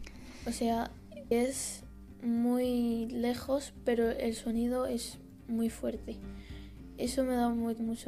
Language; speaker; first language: Spanish; non-native, learner; Arabic